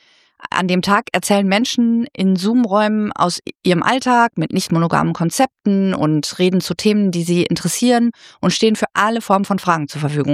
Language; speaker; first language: German; native; German